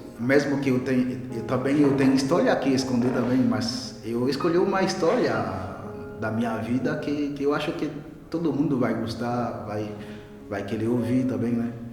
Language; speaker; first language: Portuguese; non-native, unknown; Haitian Creole